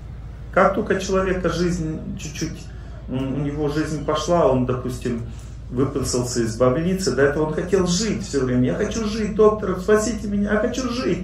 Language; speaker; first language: Russian; native; Russian